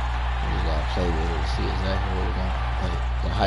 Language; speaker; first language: English; native; English